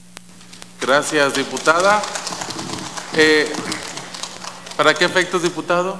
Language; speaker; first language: Spanish; native; Spanish